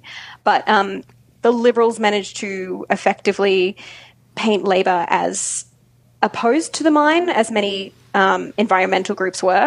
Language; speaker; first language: English; native; English